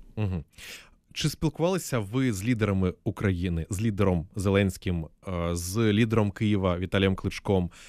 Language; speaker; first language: Ukrainian; native; Ukrainian